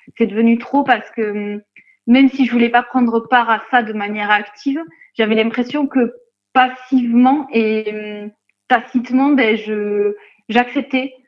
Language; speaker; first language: French; native; French